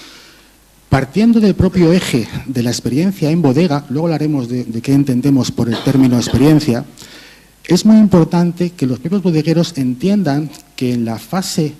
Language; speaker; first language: Spanish; native; Spanish